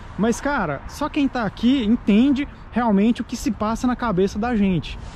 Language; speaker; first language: Portuguese; native; Portuguese